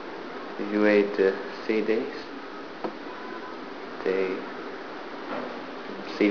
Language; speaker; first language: French; non-native, learner; English